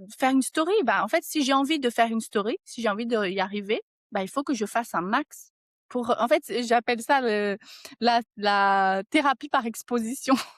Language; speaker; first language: French; non-native, fluent; Portuguese